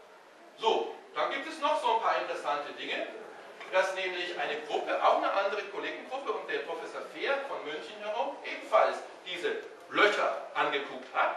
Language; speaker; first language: German; native; German